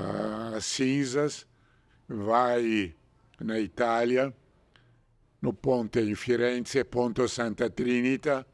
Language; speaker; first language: Portuguese; non-native, fluent; Italian